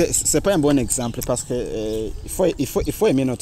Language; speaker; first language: French; non-native, learner; Rundi